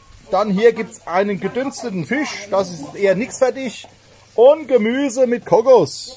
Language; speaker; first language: German; native; German